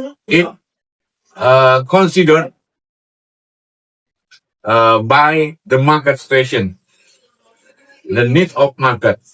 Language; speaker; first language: English; non-native, learner; Indonesian